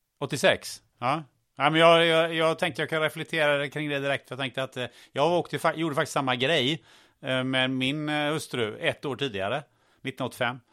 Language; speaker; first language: Swedish; early bilingual, other home language; German